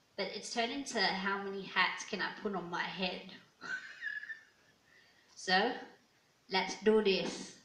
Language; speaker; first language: English; native; English